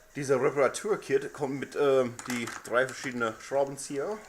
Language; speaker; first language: German; non-native, learner; English